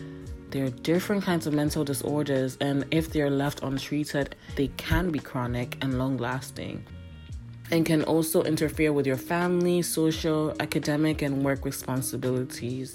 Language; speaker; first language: English; non-native, local second language; Akan